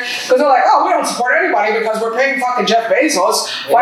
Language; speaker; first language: English; native; English